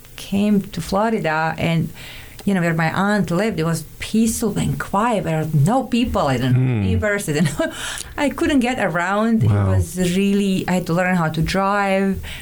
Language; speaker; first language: English; non-native, fluent; Serbian